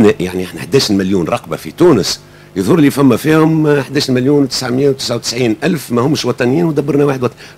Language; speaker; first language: Arabic; native; Arabic